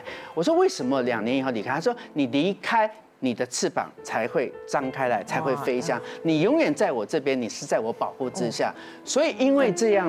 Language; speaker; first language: Chinese; native; Chinese